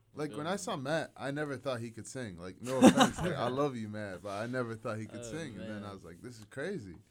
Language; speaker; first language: English; non-native, fluent; Arabic